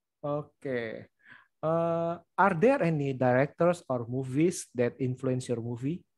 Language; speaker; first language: English; non-native, learner; Indonesian